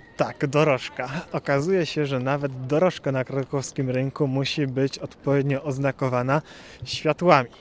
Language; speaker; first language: Polish; native; Polish